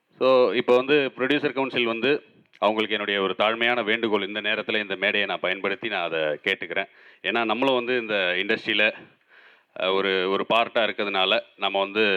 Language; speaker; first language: Tamil; native; Tamil